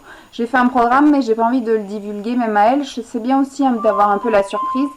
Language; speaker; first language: French; native; French